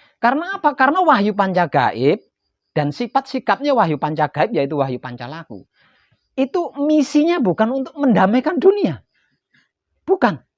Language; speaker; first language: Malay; non-native, local second language; Javanese